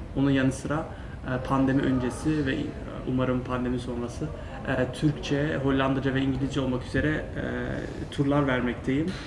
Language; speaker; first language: Turkish; early bilingual, heritage; Turkish